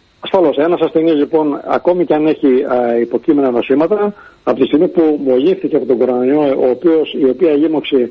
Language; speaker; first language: Greek; native; Greek